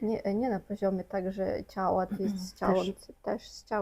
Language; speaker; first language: Polish; non-native, fluent; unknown